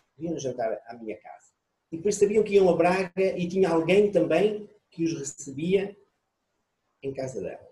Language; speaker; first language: Portuguese; native; Portuguese